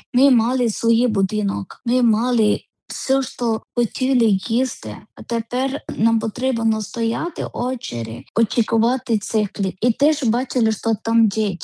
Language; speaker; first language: Ukrainian; non-native, learner; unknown